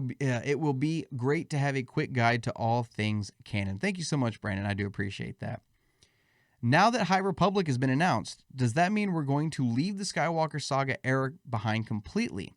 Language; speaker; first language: English; native; English